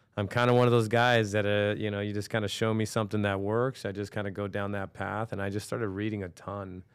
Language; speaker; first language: English; native; English